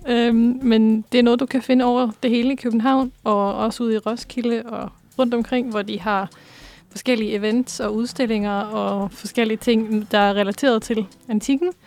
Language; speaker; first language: Danish; early bilingual, heritage; Danish